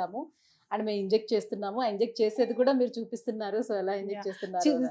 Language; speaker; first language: Telugu; native; Telugu